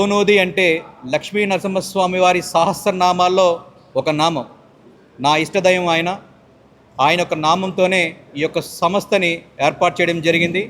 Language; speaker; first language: Telugu; native; Telugu